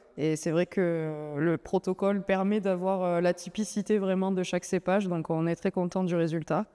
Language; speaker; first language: French; native; French